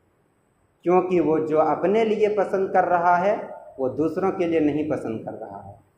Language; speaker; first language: Urdu; native; Urdu